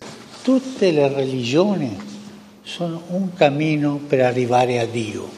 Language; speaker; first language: Italian; non-native, fluent; Spanish